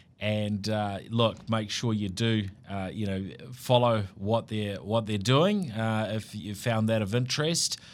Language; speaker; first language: English; native; English